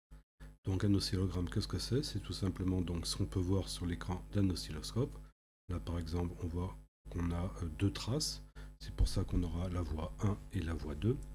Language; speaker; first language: French; native; French